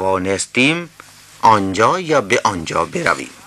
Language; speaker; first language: Persian; non-native, fluent; Urdu